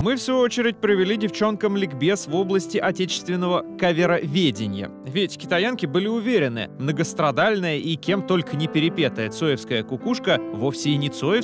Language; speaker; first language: Russian; native; Russian